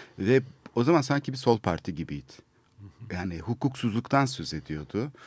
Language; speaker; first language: Turkish; native; Turkish